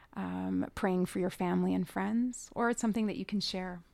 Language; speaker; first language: English; early bilingual, other home language; Persian